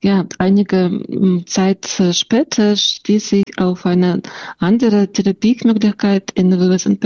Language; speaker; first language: German; non-native, fluent; Russian